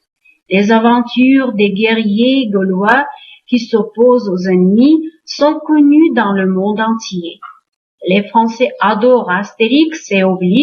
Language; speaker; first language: French; non-native, fluent; Uzbek